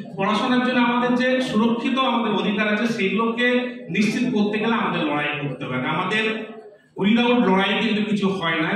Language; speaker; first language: Bangla; non-native, local second language; Santali